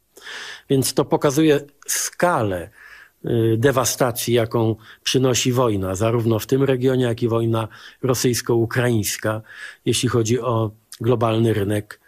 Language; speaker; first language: Polish; native; Polish